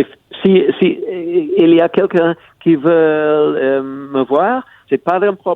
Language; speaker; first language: French; non-native, learner; English